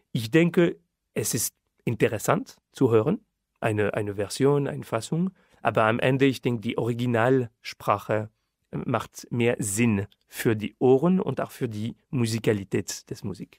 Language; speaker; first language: German; non-native, fluent; French